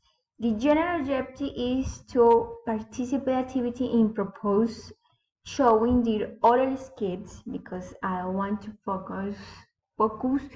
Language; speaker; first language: English; non-native, learner; Spanish